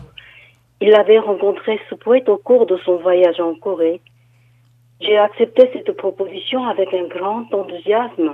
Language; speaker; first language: French; non-native, fluent; Korean